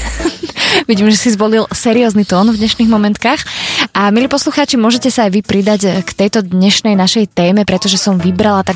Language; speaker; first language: Slovak; native; Slovak